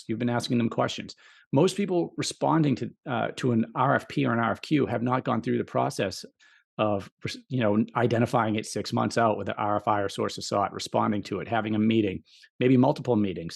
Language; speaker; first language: English; native; English